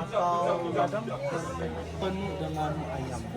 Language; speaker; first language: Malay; non-native, local second language; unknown